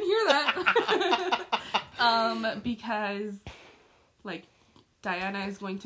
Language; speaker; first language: English; early bilingual, other home language; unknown